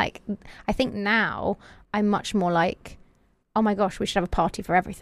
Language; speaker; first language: English; native; English